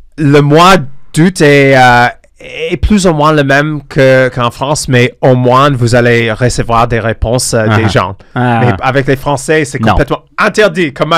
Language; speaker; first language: French; non-native, fluent; English